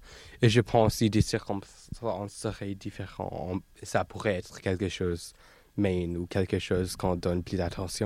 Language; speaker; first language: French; non-native, fluent; English